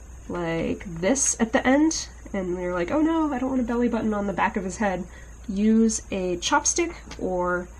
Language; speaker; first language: English; native; English